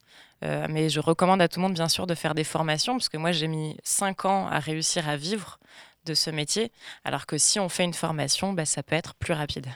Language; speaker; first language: French; native; French